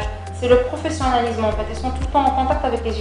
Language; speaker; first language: French; non-native, local second language; Kabyle